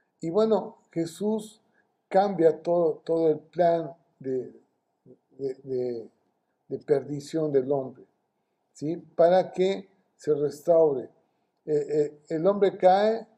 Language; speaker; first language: Spanish; native; Spanish